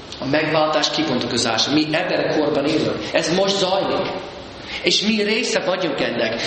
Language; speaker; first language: Hungarian; early bilingual, heritage; Hungarian